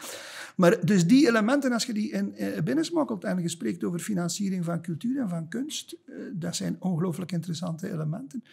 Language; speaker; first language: Dutch; native; Dutch